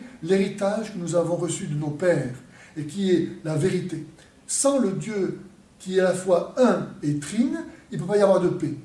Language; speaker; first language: French; native; French